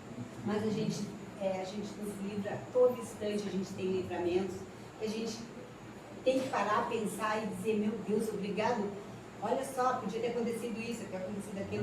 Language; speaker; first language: Portuguese; native; Portuguese